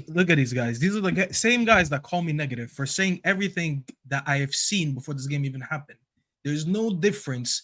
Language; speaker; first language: English; native; English